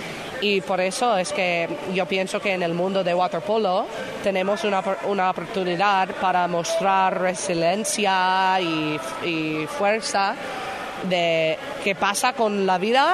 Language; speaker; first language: Spanish; non-native, fluent; English